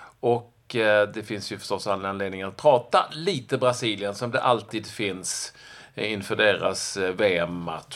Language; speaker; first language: Swedish; native; Swedish